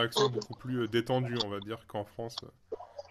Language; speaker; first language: French; native; French